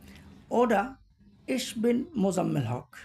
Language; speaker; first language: German; non-native, learner; Bangla